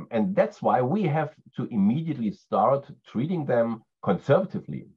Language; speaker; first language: English; non-native, fluent; German